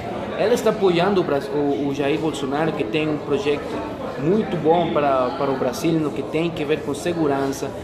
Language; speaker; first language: Portuguese; non-native, fluent; Spanish